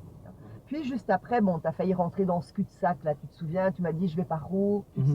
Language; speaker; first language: French; native; French